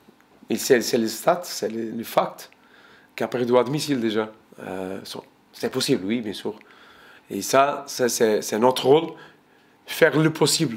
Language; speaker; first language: French; non-native, fluent; Portuguese